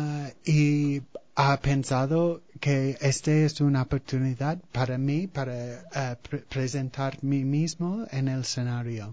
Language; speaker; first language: Spanish; non-native, fluent; English